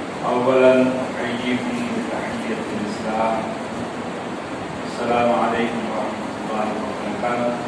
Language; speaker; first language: Arabic; non-native, learner; Urdu